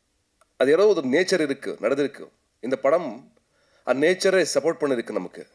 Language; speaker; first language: Tamil; non-native, local second language; Kannada